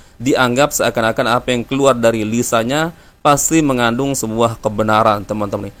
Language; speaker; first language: Indonesian; native; Indonesian